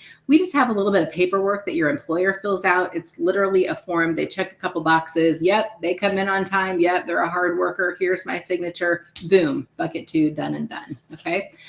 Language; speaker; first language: English; native; English